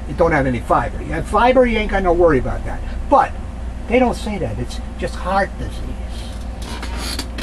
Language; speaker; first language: English; native; English